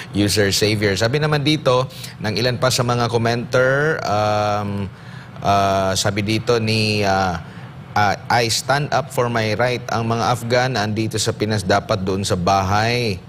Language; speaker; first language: Filipino; native; Filipino